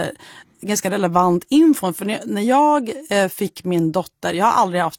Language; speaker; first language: Swedish; native; Swedish